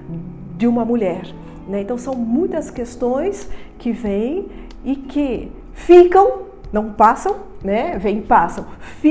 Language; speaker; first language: Portuguese; native; Portuguese